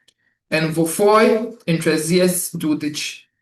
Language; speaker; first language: German; non-native, fluent; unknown